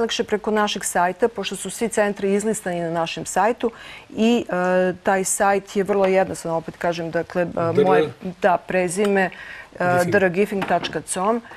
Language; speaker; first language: Croatian; native; Croatian